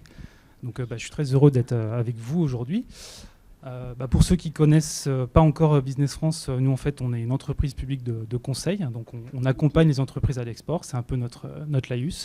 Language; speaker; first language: French; native; French